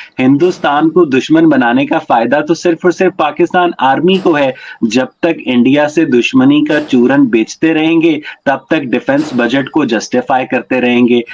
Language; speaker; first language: Urdu; native; Urdu